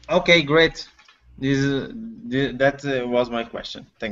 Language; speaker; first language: English; non-native, learner; Portuguese